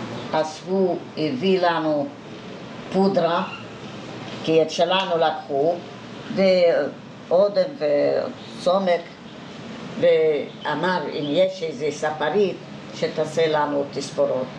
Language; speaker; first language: Hebrew; non-native, fluent; Hungarian